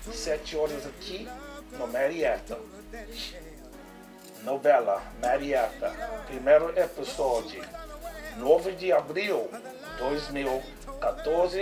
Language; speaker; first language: Portuguese; non-native, learner; English